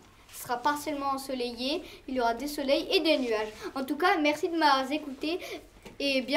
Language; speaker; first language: French; native; French